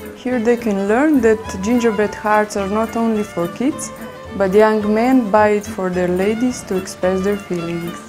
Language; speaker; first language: English; non-native, fluent; Slovenian